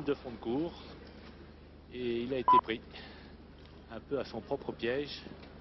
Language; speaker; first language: French; native; French